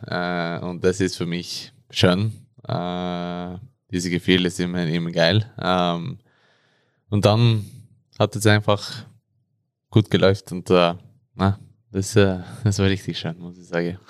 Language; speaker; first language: German; non-native, learner; Norwegian